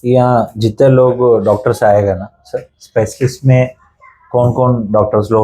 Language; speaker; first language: Hindi; non-native, local second language; Telugu